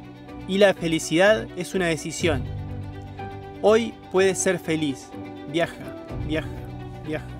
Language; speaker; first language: Spanish; native; Spanish